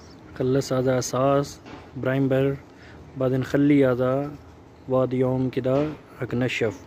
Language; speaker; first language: Arabic; non-native, learner; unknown